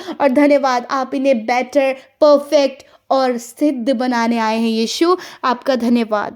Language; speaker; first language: Hindi; native; Hindi